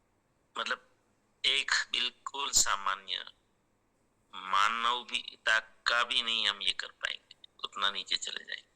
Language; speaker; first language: Hindi; native; Hindi